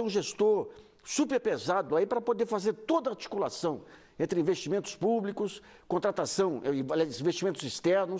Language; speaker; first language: Portuguese; native; Portuguese